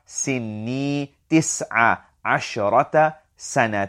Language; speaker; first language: Arabic; non-native, fluent; English